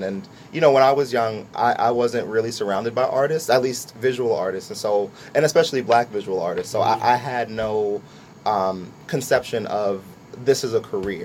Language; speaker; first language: English; native; English